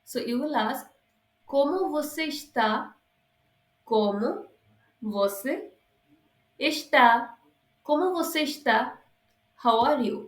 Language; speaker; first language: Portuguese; non-native, fluent; Hindi